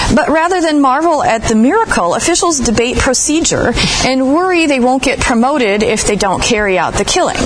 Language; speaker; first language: English; native; English